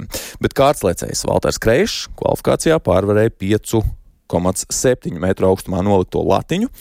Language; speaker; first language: Latvian; native; Latvian